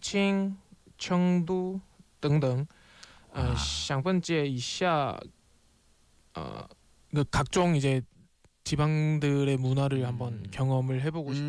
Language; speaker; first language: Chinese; non-native, learner; Korean